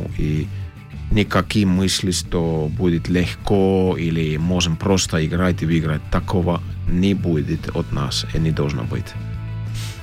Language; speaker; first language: Russian; non-native, learner; Finnish